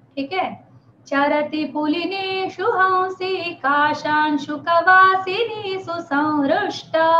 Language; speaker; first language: Hindi; non-native, local second language; Telugu